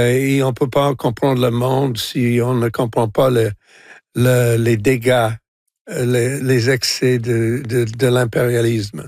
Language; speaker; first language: French; non-native, fluent; English